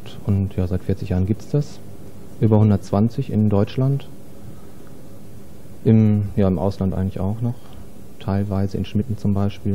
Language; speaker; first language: German; native; German